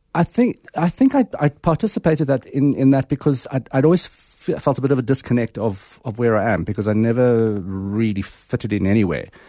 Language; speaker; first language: English; native; English